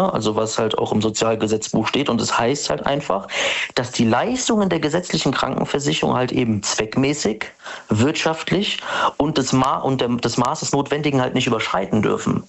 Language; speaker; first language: German; native; German